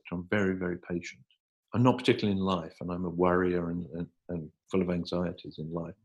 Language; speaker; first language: English; native; English